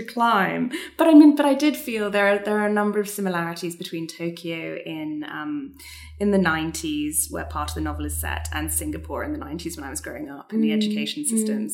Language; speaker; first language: English; native; English